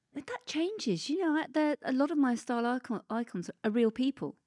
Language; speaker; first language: English; native; English